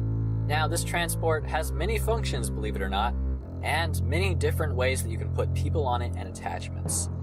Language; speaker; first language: English; native; English